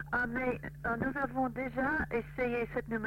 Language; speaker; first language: French; non-native, fluent; English